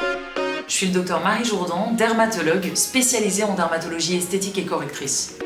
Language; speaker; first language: French; native; French